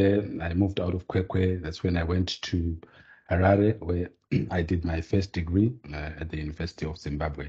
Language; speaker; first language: English; non-native, local second language; Shona